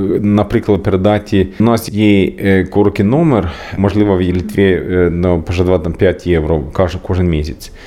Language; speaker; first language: Ukrainian; non-native, learner; Swedish